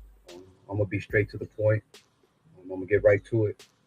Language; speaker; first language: English; native; English